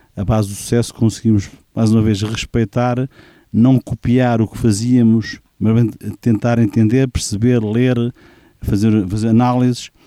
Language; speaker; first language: Portuguese; native; Portuguese